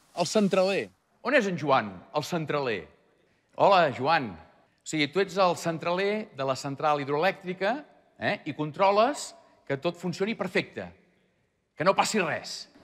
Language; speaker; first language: Catalan; native; Catalan